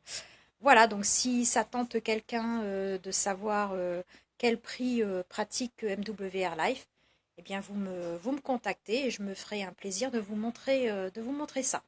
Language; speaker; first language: French; native; French